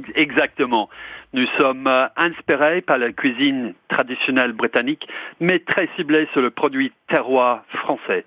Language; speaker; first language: French; non-native, fluent; English